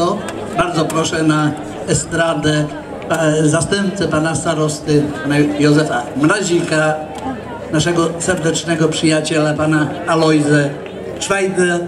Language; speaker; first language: Polish; native; Polish